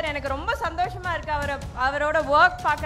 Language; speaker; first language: Tamil; non-native, learner; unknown